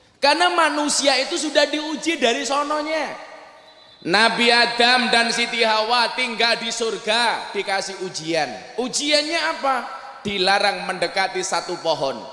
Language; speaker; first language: Indonesian; non-native, local second language; Javanese